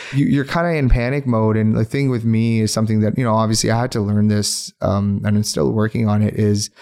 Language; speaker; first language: English; non-native, local second language; Urdu